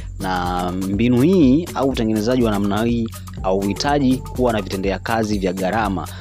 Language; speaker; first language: Swahili; native; Swahili